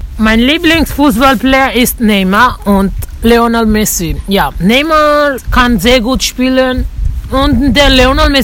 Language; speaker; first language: German; non-native, local second language; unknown